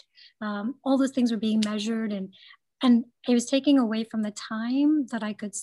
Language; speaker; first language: English; non-native, local second language; Gujarati